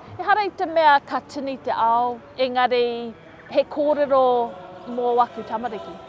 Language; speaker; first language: Māori; non-native, local second language; English